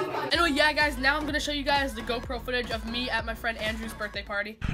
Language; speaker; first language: English; native; English